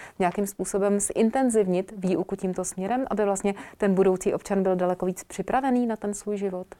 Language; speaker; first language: Czech; native; Czech